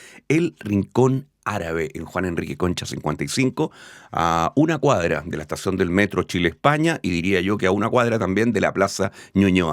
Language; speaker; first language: Spanish; native; Spanish